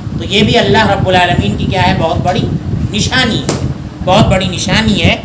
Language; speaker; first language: Urdu; native; Urdu